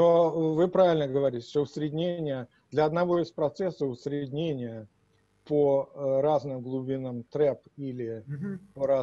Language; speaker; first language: Russian; native; Russian